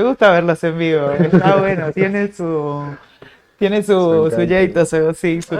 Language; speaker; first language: Spanish; native; Spanish